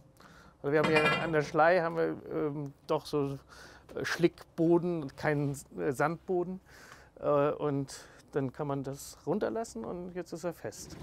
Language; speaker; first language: German; native; German